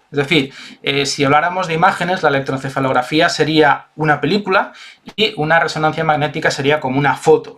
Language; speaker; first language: Spanish; native; Spanish